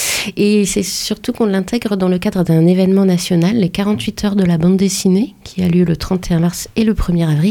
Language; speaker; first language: French; native; French